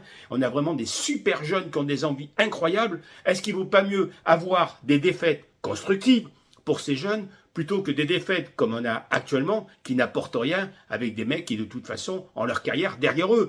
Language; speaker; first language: French; native; French